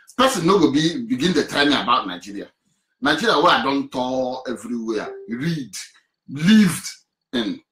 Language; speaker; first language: Nigerian Pidgin; non-native, local second language; Igbo